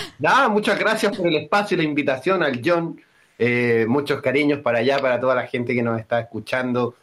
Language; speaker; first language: Spanish; native; Spanish